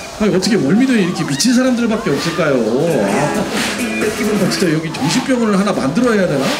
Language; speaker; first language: Korean; native; Korean